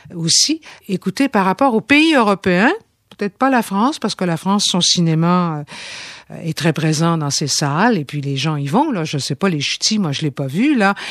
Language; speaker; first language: French; native; French